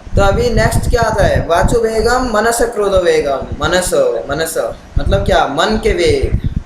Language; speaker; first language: Hindi; non-native, local second language; Bangla